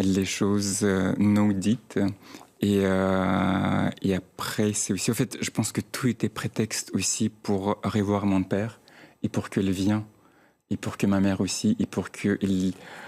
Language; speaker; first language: French; non-native, fluent; Chechen